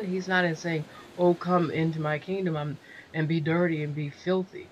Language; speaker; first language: English; native; English